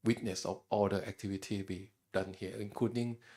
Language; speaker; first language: English; non-native, fluent; Thai